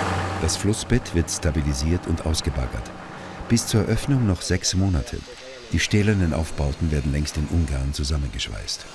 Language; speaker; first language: German; native; German